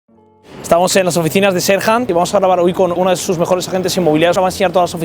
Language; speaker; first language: Spanish; native; Spanish